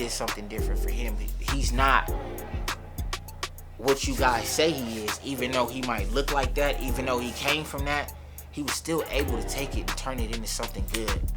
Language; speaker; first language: English; early bilingual, other home language; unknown